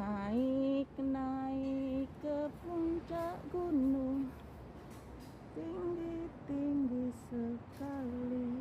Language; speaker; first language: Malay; non-native, local second language; Javanese